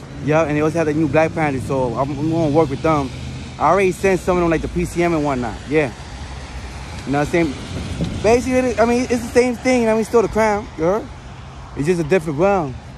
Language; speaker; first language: English; early bilingual, other home language; Spanish